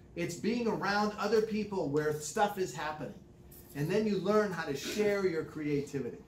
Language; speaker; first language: English; native; English